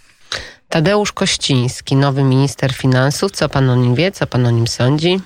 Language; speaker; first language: Polish; native; Polish